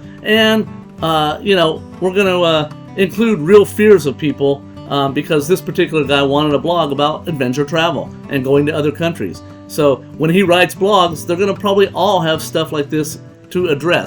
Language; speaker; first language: English; native; English